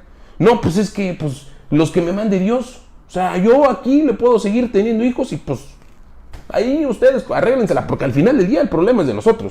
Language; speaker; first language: Spanish; native; Spanish